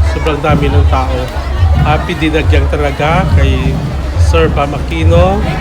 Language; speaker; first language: Filipino; non-native, local second language; Hiligaynon